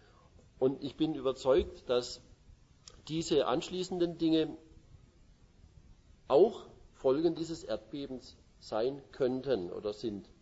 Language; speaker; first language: German; native; German